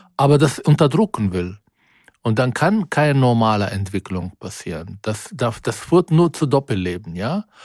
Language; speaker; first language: German; non-native, fluent; Arabic